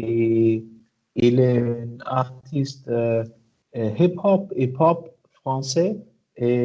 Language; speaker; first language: French; non-native, learner; Arabic